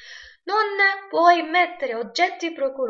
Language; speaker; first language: Italian; non-native, fluent; Arabic